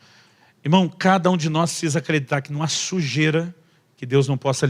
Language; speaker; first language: Portuguese; native; Portuguese